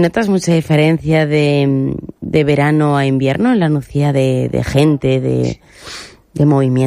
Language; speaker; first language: Spanish; native; Spanish